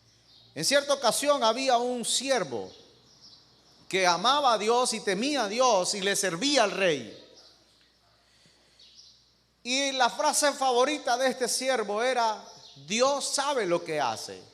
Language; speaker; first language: Spanish; native; Spanish